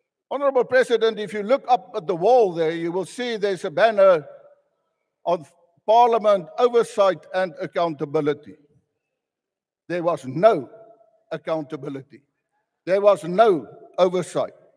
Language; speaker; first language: English; non-native, local second language; Afrikaans